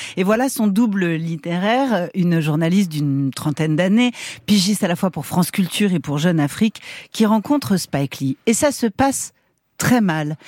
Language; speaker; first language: French; native; French